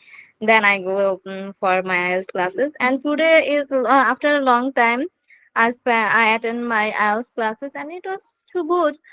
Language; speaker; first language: English; non-native, learner; Bangla